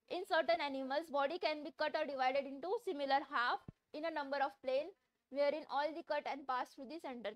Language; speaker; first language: English; non-native, local second language; Marathi